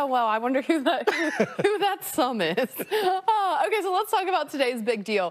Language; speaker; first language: English; native; English